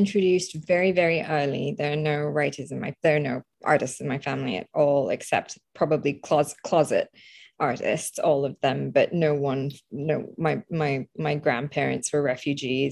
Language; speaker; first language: English; early bilingual, other home language; Bangla